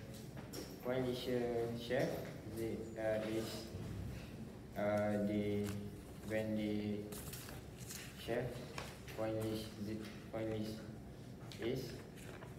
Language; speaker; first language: German; non-native, learner; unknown